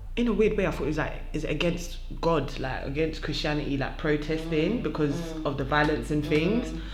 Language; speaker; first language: English; non-native, local second language; French